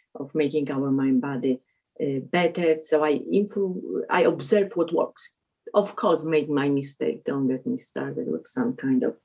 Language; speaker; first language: English; non-native, fluent; Polish